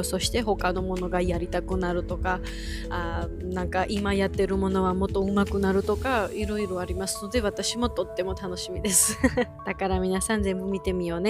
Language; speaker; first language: Japanese; non-native, learner; Georgian